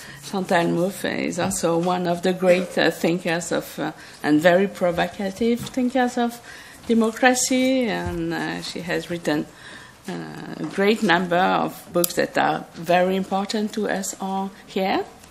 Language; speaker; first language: English; non-native, fluent; French